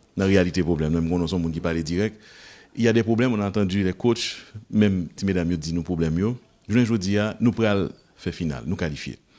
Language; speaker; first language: French; non-native, local second language; Haitian Creole